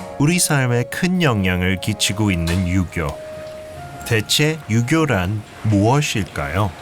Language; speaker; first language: Korean; early bilingual, heritage; Korean